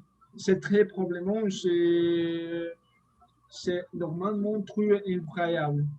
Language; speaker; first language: French; non-native, learner; Spanish